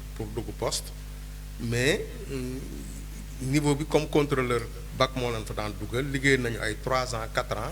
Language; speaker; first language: Wolof; non-native, local second language; Mandingo